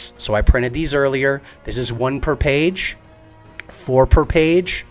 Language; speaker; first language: English; native; English